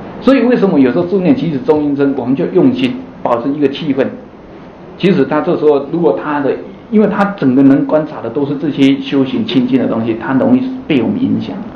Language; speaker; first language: Chinese; native; Chinese